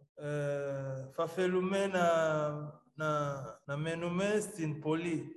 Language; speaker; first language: Greek; non-native, learner; Somali